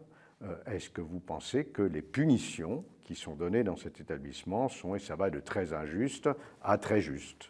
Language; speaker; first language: French; native; French